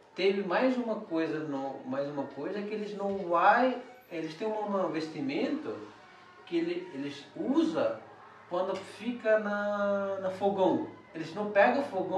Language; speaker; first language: Portuguese; non-native, learner; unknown